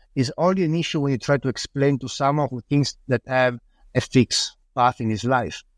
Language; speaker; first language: English; non-native, fluent; Italian